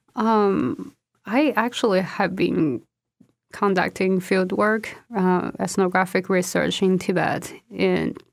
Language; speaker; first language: English; non-native, fluent; Chinese